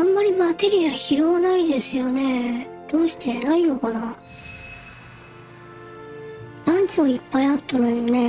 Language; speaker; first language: Japanese; native; Japanese